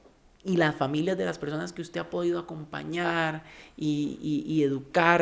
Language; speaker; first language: Spanish; native; Spanish